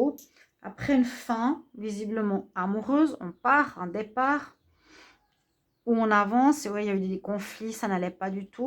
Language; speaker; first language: French; native; French